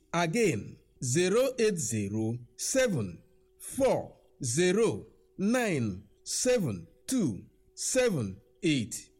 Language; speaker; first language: Nigerian Pidgin; non-native, local second language; Igbo